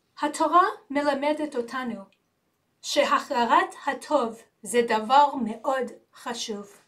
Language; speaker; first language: Hebrew; non-native, learner; English